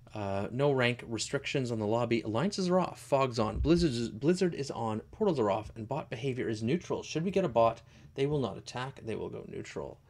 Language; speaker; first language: English; native; English